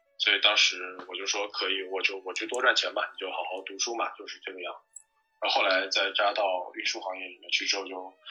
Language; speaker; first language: Chinese; native; Chinese